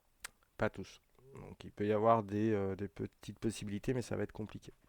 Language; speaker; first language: French; native; French